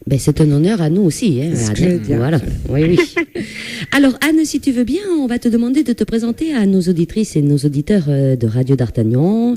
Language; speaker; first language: French; native; French